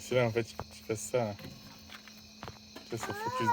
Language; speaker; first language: French; native; French